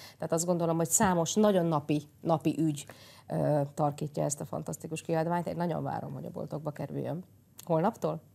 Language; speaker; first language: Hungarian; native; Hungarian